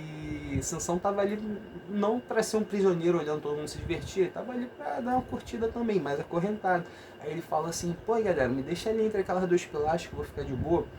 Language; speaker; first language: Portuguese; native; Portuguese